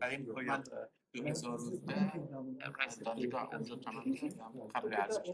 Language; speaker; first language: Persian; non-native, learner; Kurdish